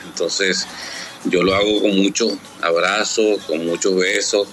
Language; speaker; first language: Spanish; native; Spanish